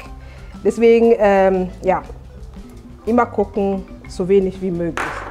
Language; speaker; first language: German; non-native, fluent; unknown